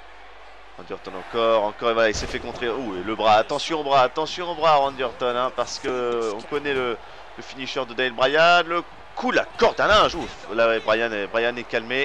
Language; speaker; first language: French; native; French